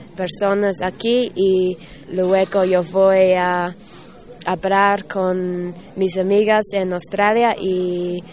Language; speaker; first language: Spanish; non-native, learner; English